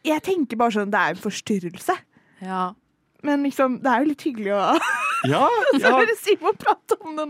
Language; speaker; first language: Norwegian; native; Norwegian